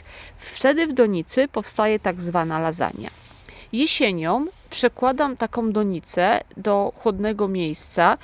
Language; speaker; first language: Polish; native; Polish